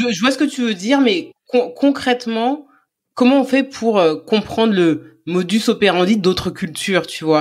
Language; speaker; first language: French; native; French